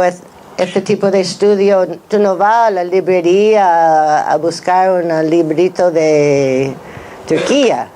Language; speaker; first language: Spanish; non-native, fluent; English